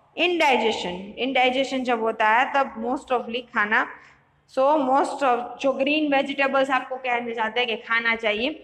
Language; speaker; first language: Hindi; non-native, local second language; Gujarati